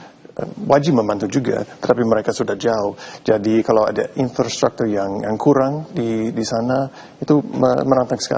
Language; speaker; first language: Indonesian; non-native, fluent; English